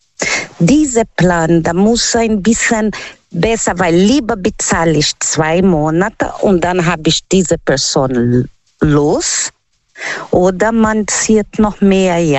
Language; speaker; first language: German; non-native, learner; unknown